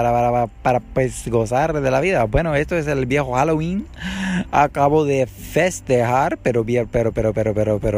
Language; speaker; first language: Spanish; non-native, learner; English